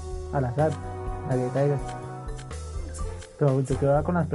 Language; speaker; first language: Spanish; native; Spanish